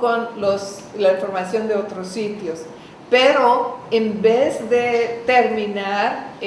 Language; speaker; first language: Spanish; non-native, fluent; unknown